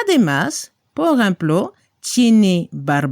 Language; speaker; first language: Spanish; non-native, fluent; French